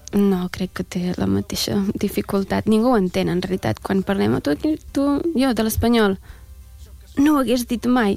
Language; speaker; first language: Catalan; native; Catalan